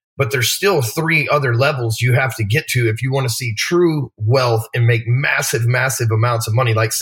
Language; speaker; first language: English; native; English